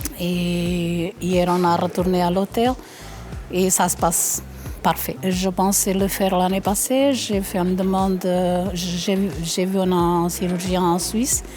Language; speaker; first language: French; non-native, fluent; Portuguese